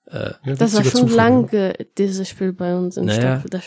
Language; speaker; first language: German; non-native, fluent; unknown